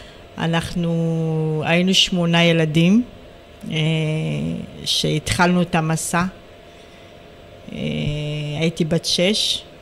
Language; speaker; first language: Hebrew; early bilingual, other home language; Amharic